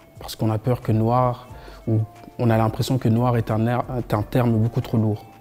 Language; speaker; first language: French; early bilingual, other home language; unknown